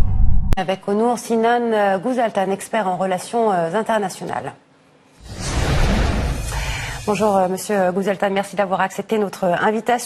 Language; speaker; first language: French; native; French